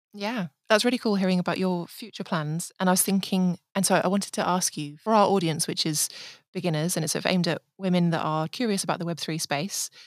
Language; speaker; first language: English; native; English